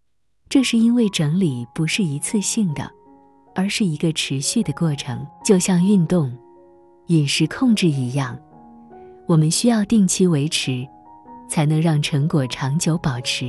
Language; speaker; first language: Chinese; native; Chinese